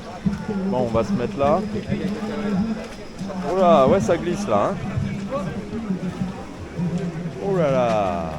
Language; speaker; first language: French; native; French